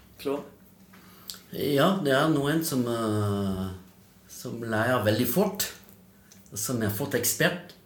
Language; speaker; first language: Norwegian; non-native, fluent; French